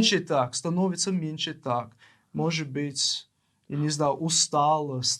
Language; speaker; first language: Russian; non-native, learner; English